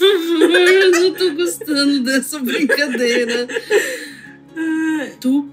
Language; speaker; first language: Portuguese; non-native, fluent; Russian